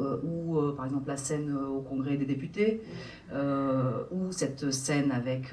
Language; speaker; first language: French; native; French